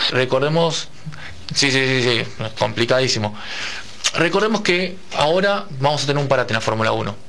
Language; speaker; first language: Spanish; native; Spanish